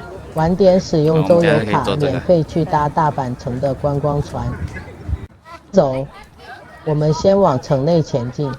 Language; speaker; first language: Chinese; native; Chinese